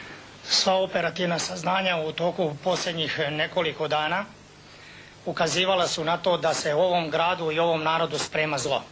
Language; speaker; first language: Bosnian; native; Bosnian